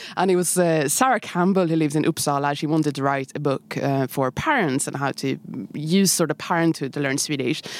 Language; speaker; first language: English; non-native, fluent; Swedish